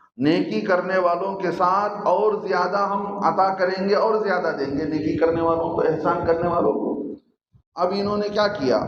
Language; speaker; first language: Urdu; native; Urdu